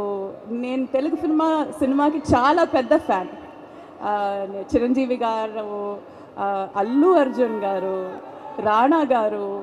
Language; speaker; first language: Telugu; non-native, fluent; Malayalam